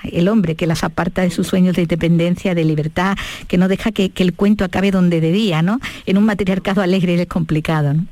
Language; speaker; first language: Spanish; native; Spanish